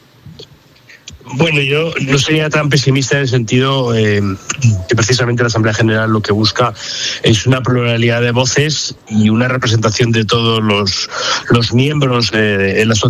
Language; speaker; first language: Spanish; native; Spanish